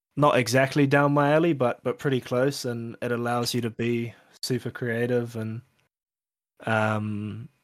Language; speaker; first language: English; native; English